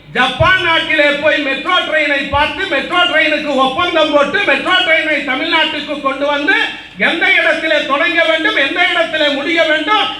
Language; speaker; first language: Tamil; native; Tamil